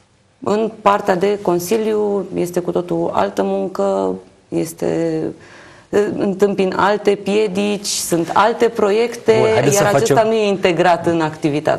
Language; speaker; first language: Romanian; native; Romanian